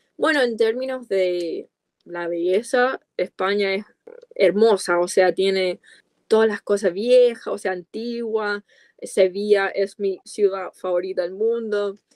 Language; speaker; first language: Spanish; non-native, fluent; English